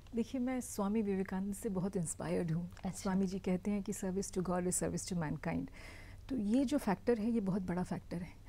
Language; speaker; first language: Hindi; native; Hindi